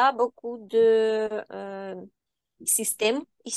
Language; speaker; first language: French; non-native, learner; Ukrainian